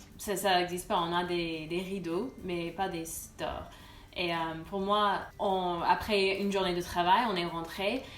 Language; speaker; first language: French; non-native, fluent; English